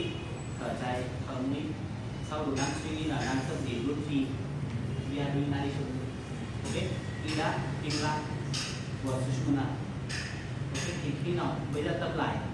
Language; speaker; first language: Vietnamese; non-native, learner; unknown